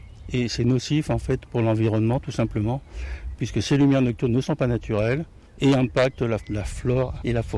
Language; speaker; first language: French; native; French